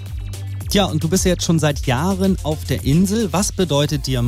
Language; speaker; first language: German; native; German